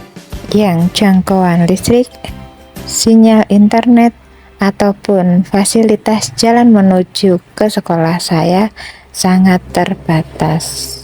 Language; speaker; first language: Indonesian; native; Indonesian